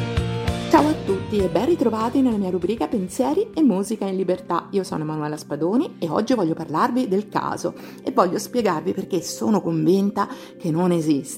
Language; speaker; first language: Italian; native; Italian